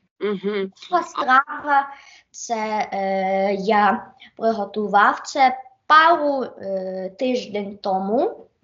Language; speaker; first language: Ukrainian; early bilingual, heritage; Ukrainian